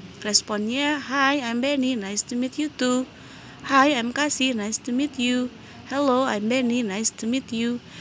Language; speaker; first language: English; non-native, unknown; Indonesian